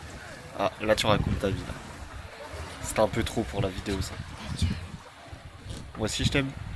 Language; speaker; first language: French; native; French